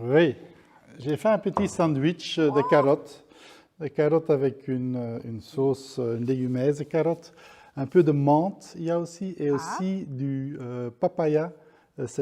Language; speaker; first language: French; non-native, local second language; Dutch